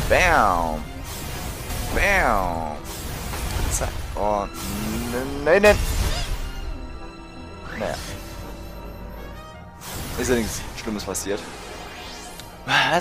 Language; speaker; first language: German; native; German